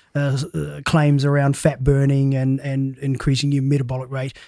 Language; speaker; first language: English; native; English